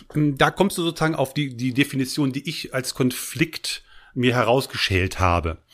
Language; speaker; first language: German; native; German